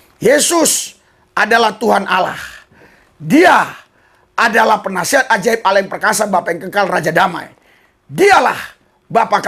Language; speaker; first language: Indonesian; native; Indonesian